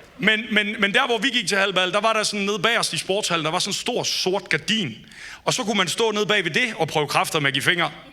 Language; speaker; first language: Danish; native; Danish